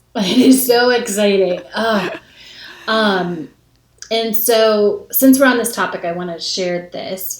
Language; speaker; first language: English; native; English